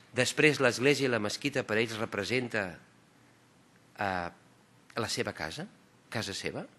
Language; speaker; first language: Catalan; native; Catalan